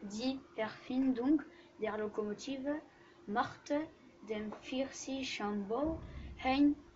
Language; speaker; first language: German; non-native, learner; French